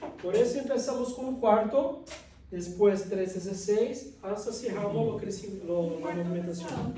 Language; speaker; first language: Spanish; non-native, fluent; Portuguese